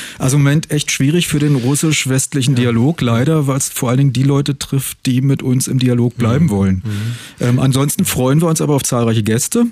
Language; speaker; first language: German; native; German